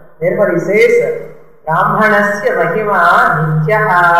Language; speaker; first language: English; non-native, local second language; Tamil